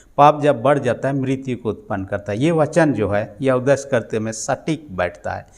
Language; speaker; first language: Hindi; non-native, local second language; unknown